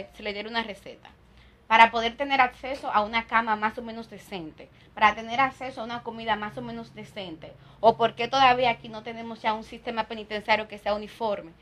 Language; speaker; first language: Spanish; native; Spanish